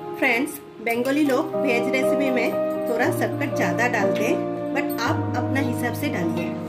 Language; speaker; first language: Hindi; non-native, local second language; Bangla